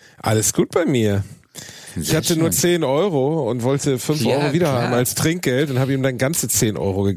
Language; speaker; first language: German; native; German